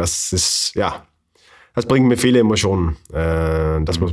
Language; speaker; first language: German; non-native, learner; Faroese